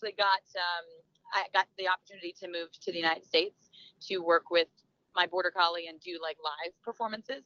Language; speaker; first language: English; native; English